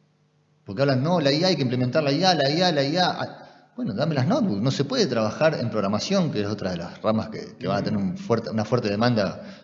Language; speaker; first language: Spanish; native; Spanish